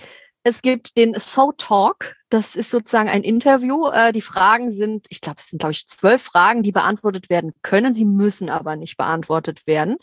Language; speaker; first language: German; native; German